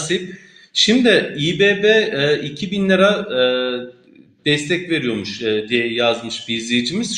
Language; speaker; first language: Turkish; native; Turkish